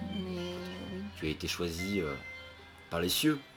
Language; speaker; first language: French; native; French